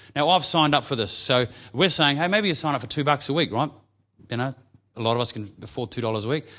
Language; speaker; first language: English; native; English